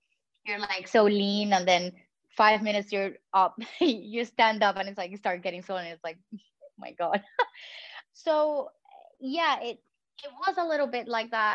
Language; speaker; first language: English; non-native, fluent; Spanish